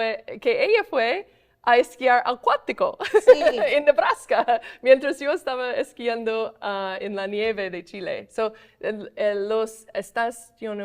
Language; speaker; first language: Spanish; non-native, fluent; English